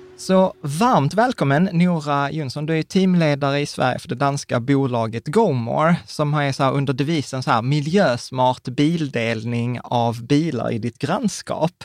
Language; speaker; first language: Swedish; native; Swedish